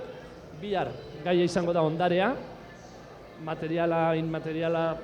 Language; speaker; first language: Basque; native; Basque